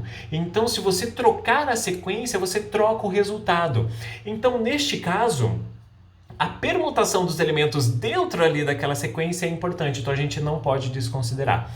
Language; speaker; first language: Portuguese; native; Portuguese